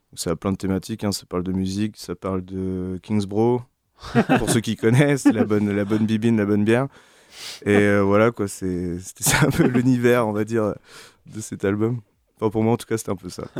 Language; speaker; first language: French; native; French